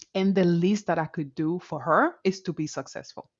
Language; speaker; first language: English; non-native, fluent; Spanish